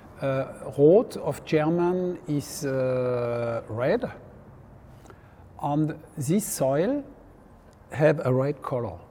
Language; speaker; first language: English; non-native, learner; French